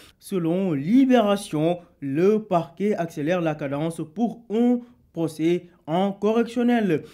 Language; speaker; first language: French; non-native, local second language; Wolof